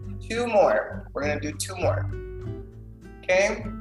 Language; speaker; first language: English; non-native, fluent; Spanish